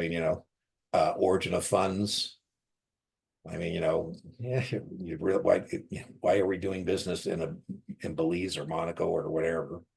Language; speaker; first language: English; native; English